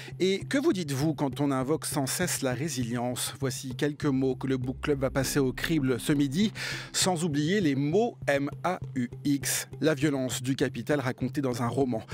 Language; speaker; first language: French; native; French